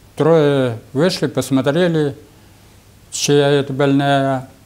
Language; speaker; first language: Russian; non-native, local second language; Bashkir